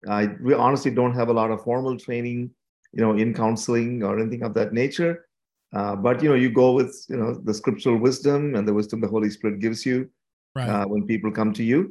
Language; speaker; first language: English; non-native, local second language; Tamil